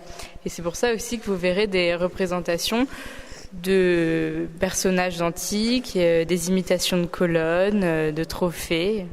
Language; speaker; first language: French; native; French